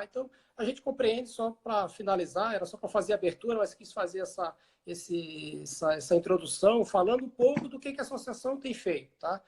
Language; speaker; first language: Portuguese; native; Portuguese